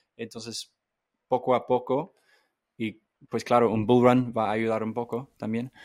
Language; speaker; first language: Spanish; non-native, fluent; English